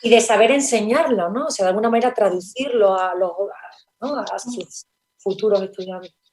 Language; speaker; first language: Spanish; native; Spanish